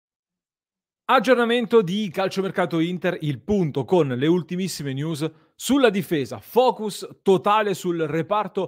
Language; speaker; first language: Italian; native; Italian